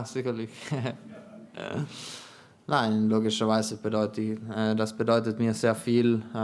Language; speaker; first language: German; non-native, fluent; Italian